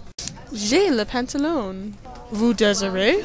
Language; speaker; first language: French; non-native, learner; English